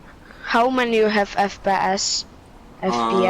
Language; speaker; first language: English; non-native, learner; Polish